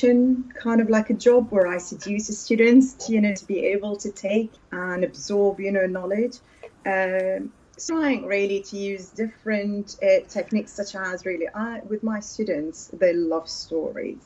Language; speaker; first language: English; non-native, fluent; Arabic